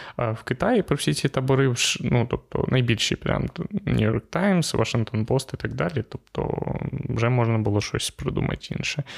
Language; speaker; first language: Ukrainian; native; Ukrainian